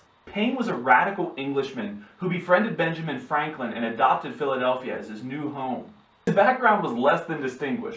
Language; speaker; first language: English; native; English